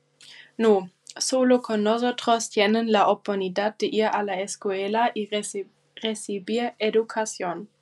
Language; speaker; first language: Spanish; non-native, learner; German